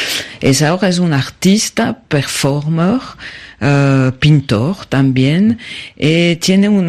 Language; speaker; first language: Spanish; non-native, learner; French